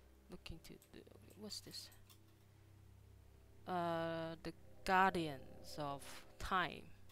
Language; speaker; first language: English; non-native, local second language; Cantonese